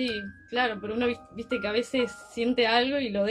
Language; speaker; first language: Spanish; native; Spanish